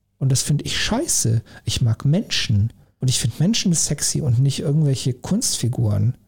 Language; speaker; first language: German; native; German